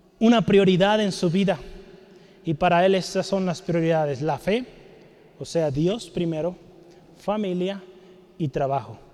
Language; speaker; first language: Spanish; native; Spanish